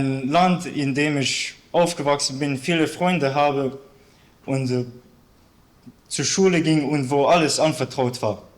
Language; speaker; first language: German; early bilingual, other home language; Bosnian